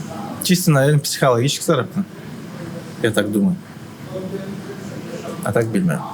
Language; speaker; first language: Russian; non-native, local second language; Turkmen